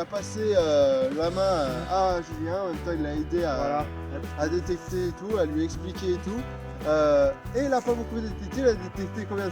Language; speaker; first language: French; native; French